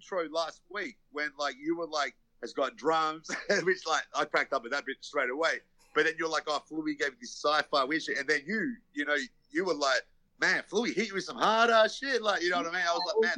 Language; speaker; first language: English; native; English